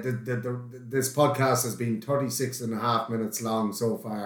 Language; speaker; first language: English; native; English